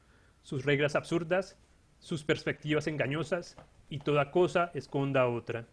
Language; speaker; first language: Spanish; native; Spanish